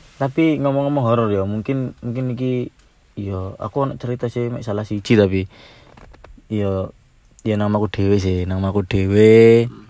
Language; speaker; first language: Indonesian; non-native, local second language; Javanese